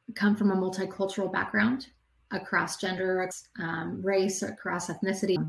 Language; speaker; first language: English; native; English